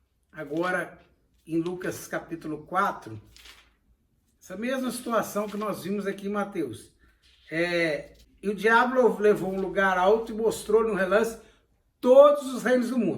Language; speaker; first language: Portuguese; native; Portuguese